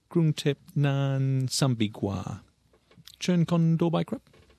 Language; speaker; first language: Thai; non-native, learner; English